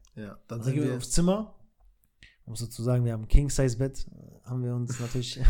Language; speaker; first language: German; early bilingual, other home language; Albanian